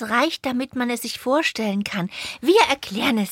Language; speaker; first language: German; native; German